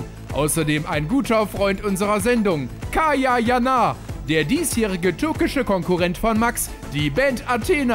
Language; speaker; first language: German; native; German